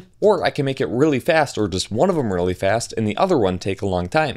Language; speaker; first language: English; native; English